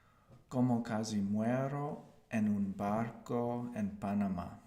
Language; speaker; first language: Spanish; non-native, learner; English